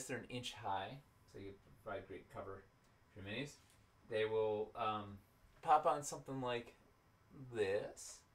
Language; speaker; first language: English; native; English